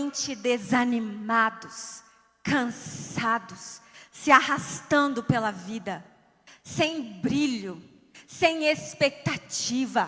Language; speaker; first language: Portuguese; native; Portuguese